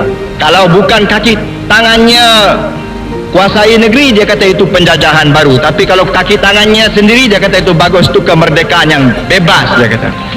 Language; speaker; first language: Malay; native; Malay